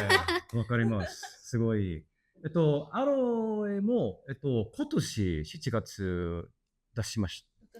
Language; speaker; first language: Japanese; non-native, learner; English